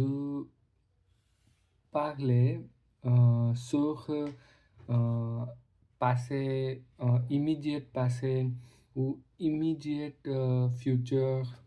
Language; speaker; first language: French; non-native, learner; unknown